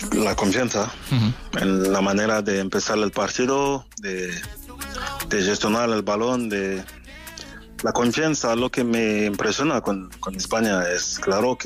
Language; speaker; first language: Spanish; non-native, fluent; French